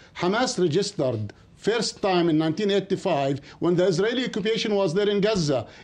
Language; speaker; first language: English; non-native, fluent; Arabic